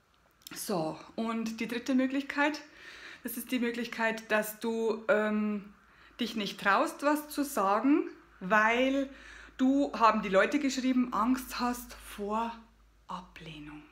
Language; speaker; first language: German; native; German